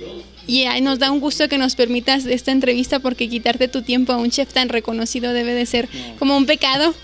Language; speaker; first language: Spanish; native; Spanish